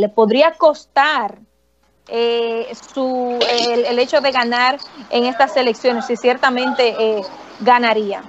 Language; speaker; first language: Spanish; native; Spanish